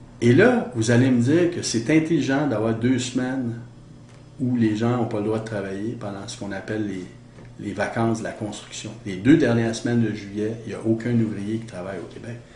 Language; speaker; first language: French; native; French